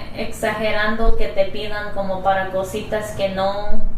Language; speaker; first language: Spanish; native; Spanish